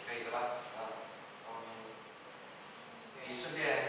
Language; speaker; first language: Chinese; non-native, fluent; Vietnamese